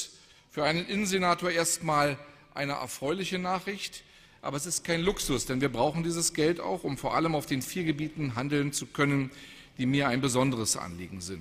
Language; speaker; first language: German; native; German